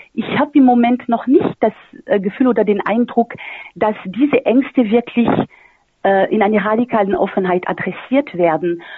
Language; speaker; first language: German; non-native, fluent; French